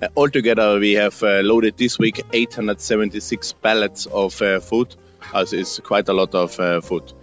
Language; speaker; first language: English; non-native, fluent; German